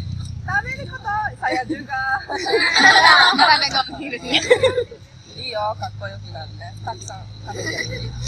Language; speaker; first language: Japanese; non-native, learner; Indonesian